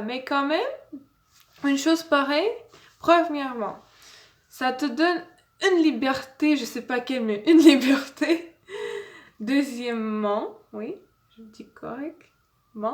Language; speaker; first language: French; non-native, learner; Russian